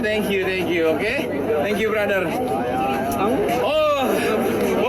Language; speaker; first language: English; non-native, learner; Indonesian